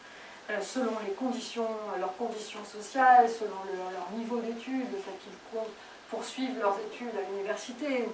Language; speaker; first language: French; native; French